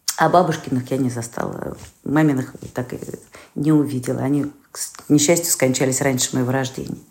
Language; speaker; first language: Russian; native; Russian